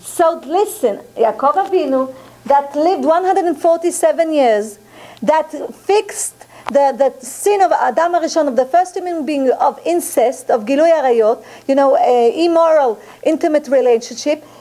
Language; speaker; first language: English; non-native, fluent; Hebrew